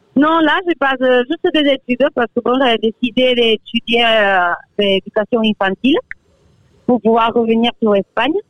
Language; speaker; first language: French; non-native, fluent; Spanish